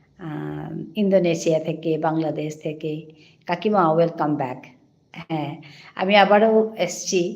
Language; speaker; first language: Bangla; non-native, local second language; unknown